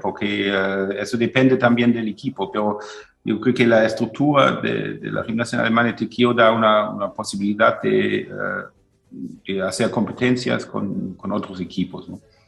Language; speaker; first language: Spanish; non-native, fluent; German